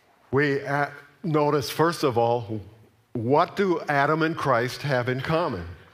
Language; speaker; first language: English; native; English